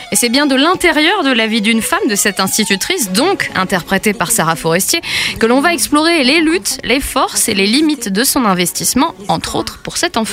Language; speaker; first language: French; native; French